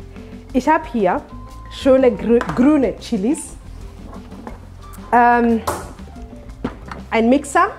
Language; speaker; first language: German; non-native, fluent; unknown